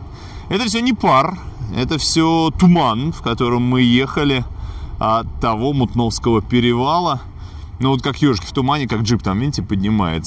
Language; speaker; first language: Russian; native; Russian